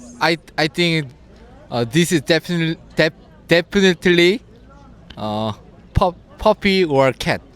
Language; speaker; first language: English; non-native, learner; Korean